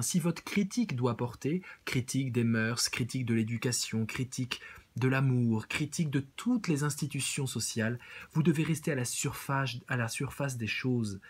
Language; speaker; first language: French; native; French